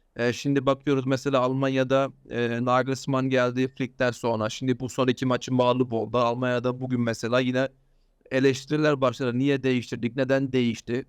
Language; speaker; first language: Turkish; early bilingual, heritage; Turkish